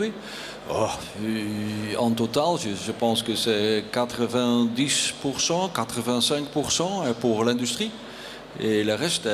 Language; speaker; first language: French; non-native, learner; Dutch